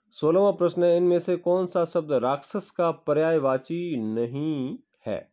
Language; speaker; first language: Hindi; native; Hindi